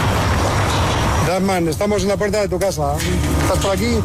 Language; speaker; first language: Spanish; native; Spanish